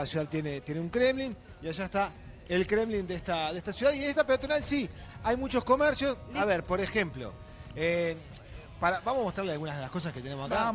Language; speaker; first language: Spanish; native; Spanish